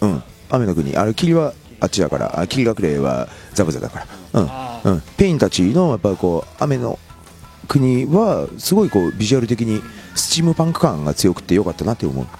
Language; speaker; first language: Japanese; native; Japanese